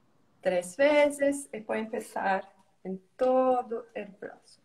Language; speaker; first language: Spanish; non-native, learner; Portuguese